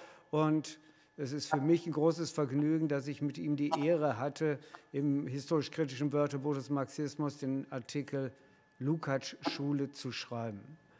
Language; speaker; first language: German; native; German